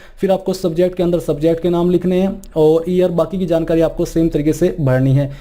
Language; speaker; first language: Hindi; native; Hindi